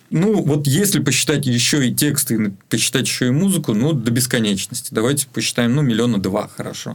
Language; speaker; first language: Russian; native; Russian